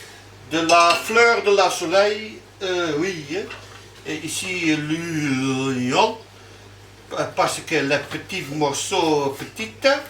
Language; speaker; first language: French; non-native, learner; Dutch